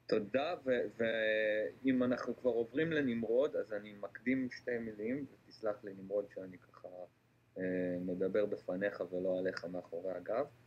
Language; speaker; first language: Hebrew; native; Hebrew